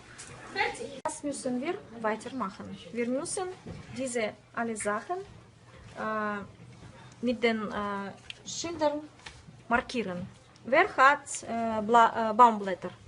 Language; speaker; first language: German; non-native, fluent; Russian